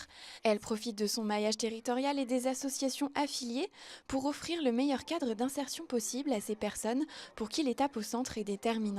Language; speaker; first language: French; native; French